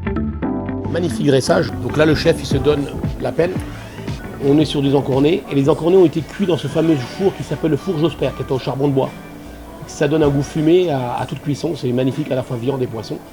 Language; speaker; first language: French; native; French